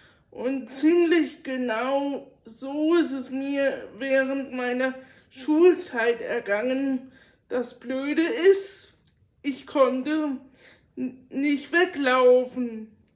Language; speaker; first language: German; native; German